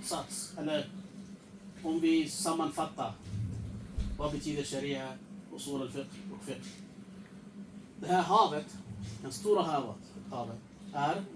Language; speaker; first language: Swedish; non-native, fluent; Urdu